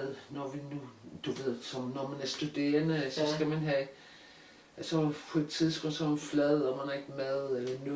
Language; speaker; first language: Danish; non-native, local second language; Kalaallisut